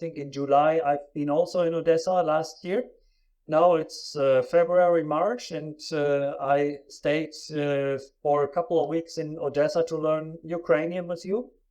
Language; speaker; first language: English; non-native, fluent; German